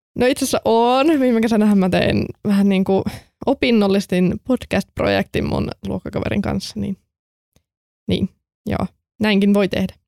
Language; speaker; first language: Finnish; native; Finnish